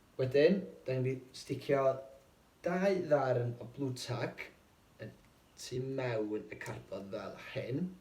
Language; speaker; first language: Welsh; native; Welsh